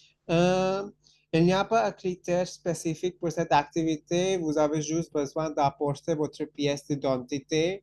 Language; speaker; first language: French; non-native, fluent; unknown